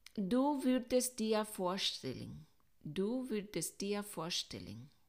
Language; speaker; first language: German; non-native, fluent; Spanish